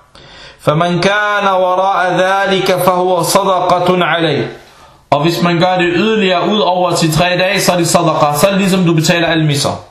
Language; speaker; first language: Danish; early bilingual, other home language; Arabic